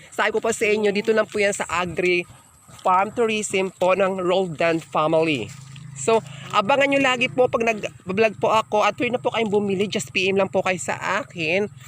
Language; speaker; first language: Filipino; native; Filipino